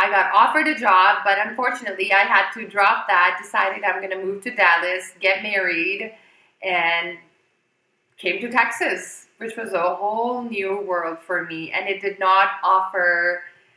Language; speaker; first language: English; non-native, local second language; Urdu